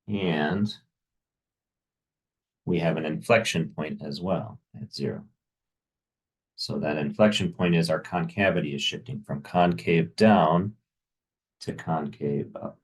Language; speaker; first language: English; native; English